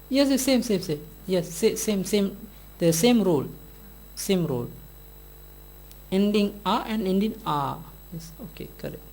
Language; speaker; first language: English; non-native, learner; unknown